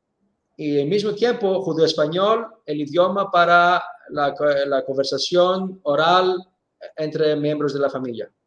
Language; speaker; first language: Spanish; non-native, fluent; Greek